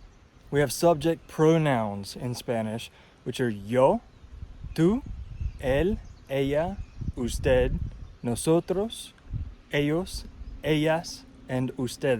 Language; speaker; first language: Spanish; non-native, fluent; English